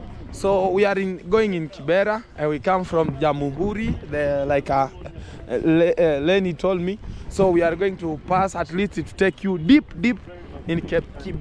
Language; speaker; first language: English; non-native, learner; Swahili